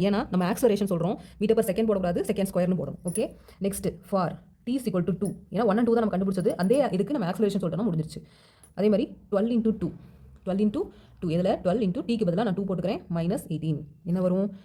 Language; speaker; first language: Tamil; native; Tamil